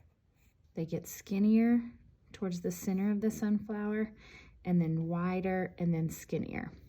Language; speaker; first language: English; native; English